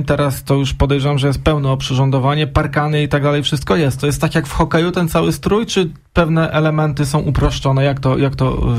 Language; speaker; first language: Polish; native; Polish